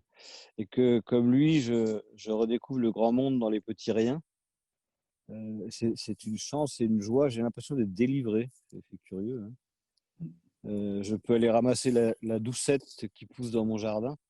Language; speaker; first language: French; native; French